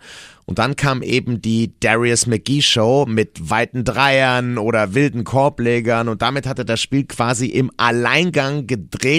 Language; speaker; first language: German; native; German